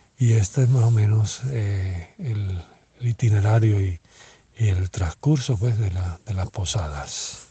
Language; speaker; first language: Spanish; native; Spanish